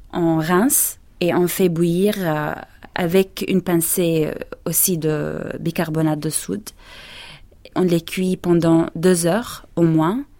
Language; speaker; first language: French; non-native, fluent; Arabic